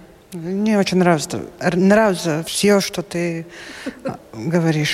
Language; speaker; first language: Russian; non-native, local second language; Latvian